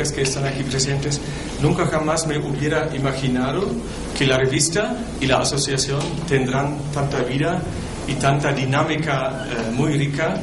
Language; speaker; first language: Spanish; non-native, fluent; German